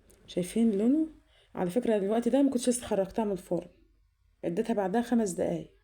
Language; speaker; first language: Arabic; native; Arabic